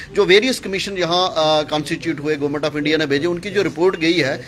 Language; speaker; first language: Hindi; native; Hindi